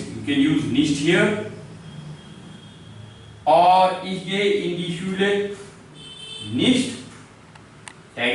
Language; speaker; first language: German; non-native, learner; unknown